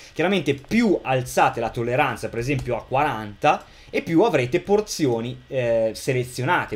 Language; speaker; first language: Italian; native; Italian